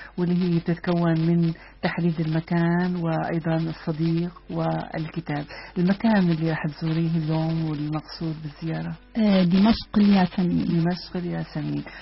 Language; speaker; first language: Arabic; native; Arabic